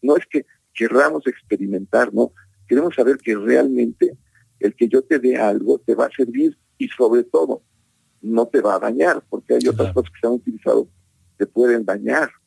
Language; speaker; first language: Spanish; native; Spanish